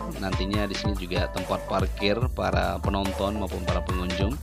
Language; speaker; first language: Indonesian; native; Indonesian